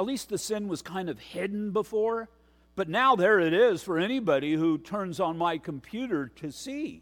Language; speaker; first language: English; native; English